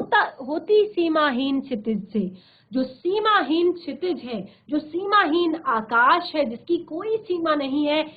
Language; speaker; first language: Hindi; native; Hindi